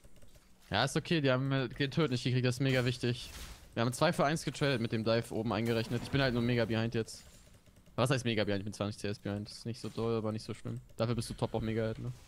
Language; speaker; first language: German; native; German